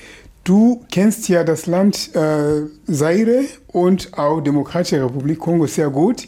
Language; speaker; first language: German; non-native, fluent; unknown